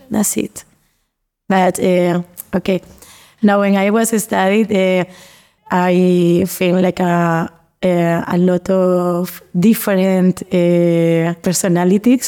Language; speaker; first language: English; non-native, learner; Spanish